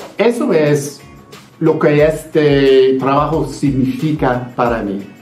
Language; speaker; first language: Spanish; non-native, fluent; English